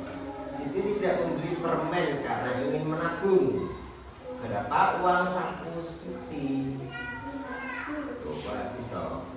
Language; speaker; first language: Indonesian; native; Indonesian